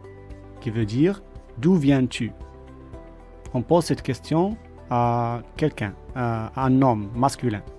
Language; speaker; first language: French; non-native, local second language; Arabic